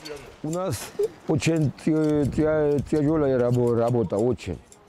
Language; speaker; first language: Russian; non-native, local second language; Georgian